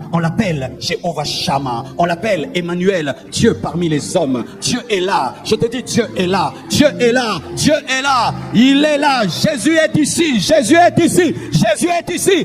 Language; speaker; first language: French; non-native, local second language; Lingala